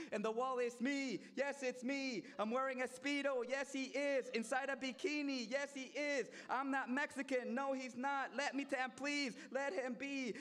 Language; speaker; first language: English; early bilingual, other home language; Spanish